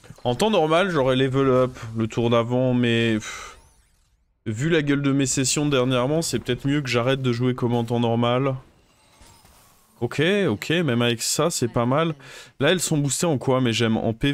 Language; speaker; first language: French; native; French